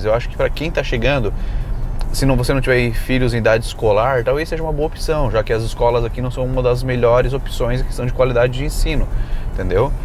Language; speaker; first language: Portuguese; native; Portuguese